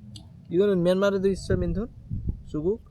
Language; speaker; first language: Korean; non-native, fluent; Nepali